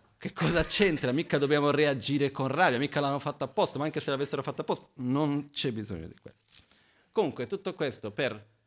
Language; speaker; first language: Italian; non-native, fluent; Portuguese